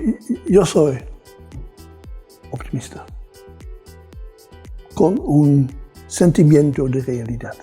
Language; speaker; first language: Spanish; non-native, fluent; Dutch